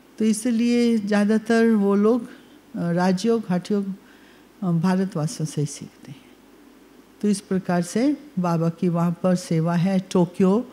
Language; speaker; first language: Hindi; native; Hindi